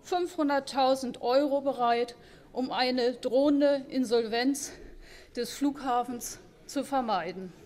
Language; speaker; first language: German; native; German